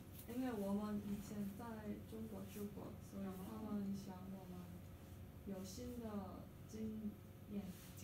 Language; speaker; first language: Chinese; non-native, learner; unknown